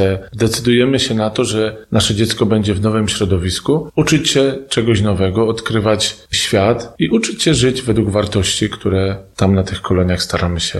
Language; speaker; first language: Polish; native; Polish